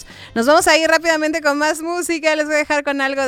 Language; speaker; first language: Spanish; native; Spanish